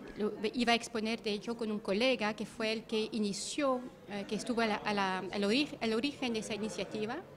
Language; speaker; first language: Spanish; non-native, fluent; French